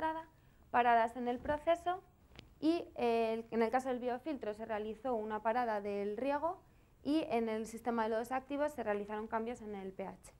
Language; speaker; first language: Spanish; native; Spanish